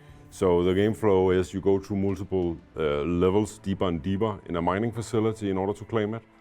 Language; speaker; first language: English; non-native, fluent; Danish